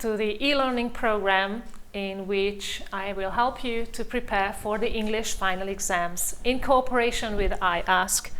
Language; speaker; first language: English; non-native, fluent; Hungarian